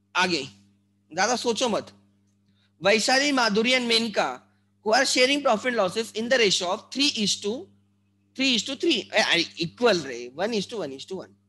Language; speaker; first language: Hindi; non-native, local second language; Marathi